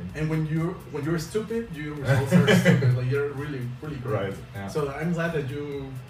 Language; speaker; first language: English; non-native, fluent; Spanish